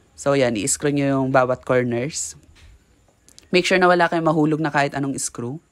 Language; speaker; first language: Filipino; native; Filipino